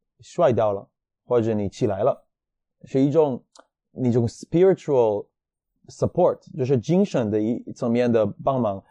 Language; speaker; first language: Chinese; non-native, fluent; Hebrew